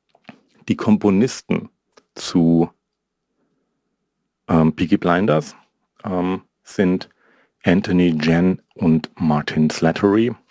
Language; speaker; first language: German; native; German